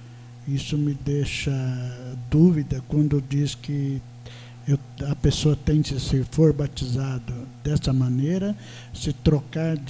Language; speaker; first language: Portuguese; non-native, learner; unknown